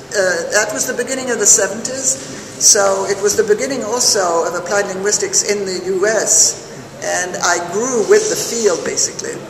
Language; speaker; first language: English; non-native, fluent; French